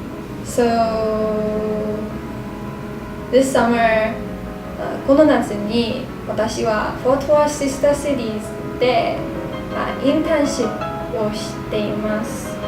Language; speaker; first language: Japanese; non-native, learner; English